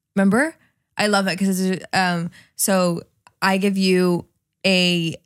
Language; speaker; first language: English; early bilingual, other home language; Polish